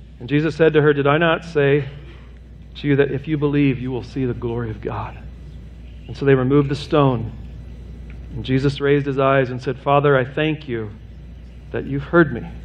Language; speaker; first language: English; native; English